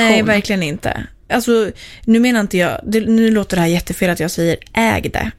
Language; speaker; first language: Swedish; native; Swedish